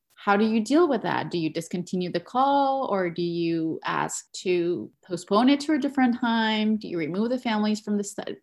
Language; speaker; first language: English; non-native, fluent; Spanish